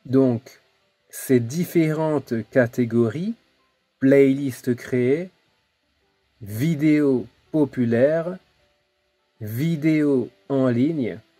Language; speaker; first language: French; native; French